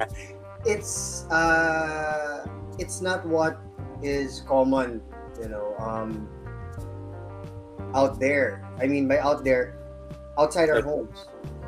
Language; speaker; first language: English; non-native, local second language; Filipino